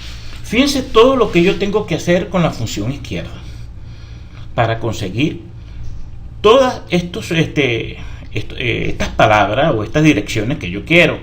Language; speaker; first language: Spanish; native; Spanish